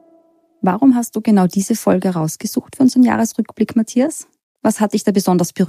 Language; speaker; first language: German; native; German